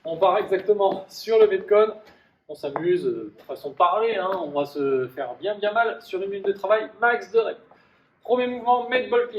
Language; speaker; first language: French; native; French